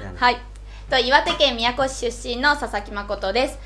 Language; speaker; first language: Japanese; native; Japanese